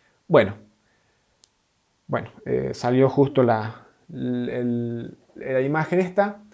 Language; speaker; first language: Spanish; native; Spanish